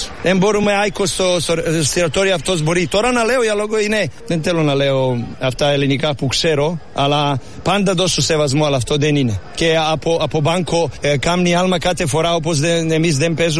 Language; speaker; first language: Greek; non-native, learner; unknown